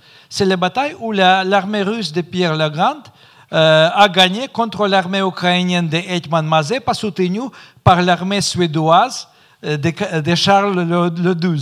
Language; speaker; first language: French; non-native, fluent; Russian